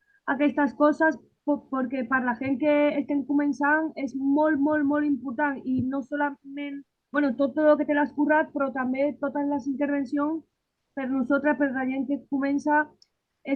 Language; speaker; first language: Catalan; non-native, learner; Spanish